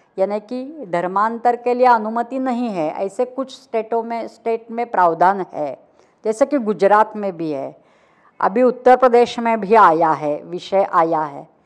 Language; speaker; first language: Hindi; non-native, local second language; Marathi